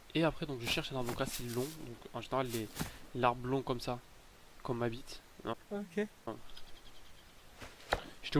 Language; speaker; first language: French; native; French